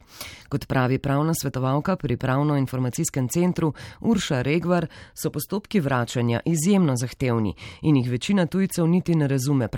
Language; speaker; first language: Slovenian; native; Slovenian